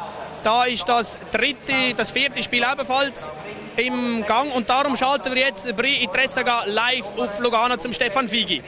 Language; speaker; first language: German; native; German